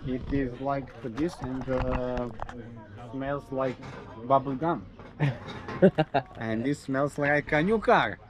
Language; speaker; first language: English; non-native, learner; Serbian